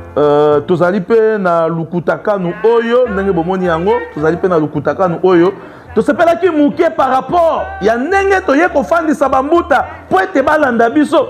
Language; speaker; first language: Lingala; native; Lingala